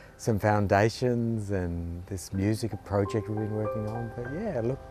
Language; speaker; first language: English; native; English